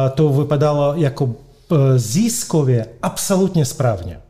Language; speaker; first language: Czech; non-native, fluent; Russian